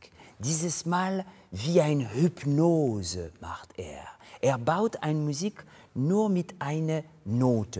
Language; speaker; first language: German; non-native, fluent; French